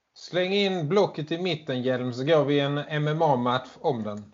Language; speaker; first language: Swedish; native; Swedish